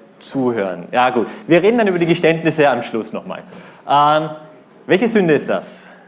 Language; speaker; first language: German; native; German